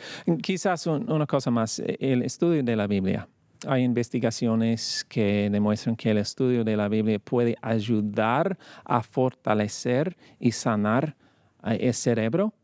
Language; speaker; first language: Spanish; non-native, fluent; English